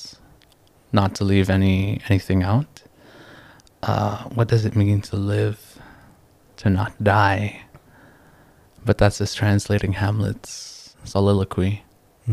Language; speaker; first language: English; non-native, local second language; Filipino